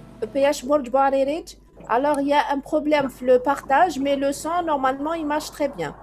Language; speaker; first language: French; non-native, local second language; Arabic